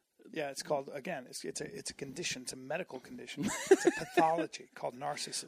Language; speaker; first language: English; native; English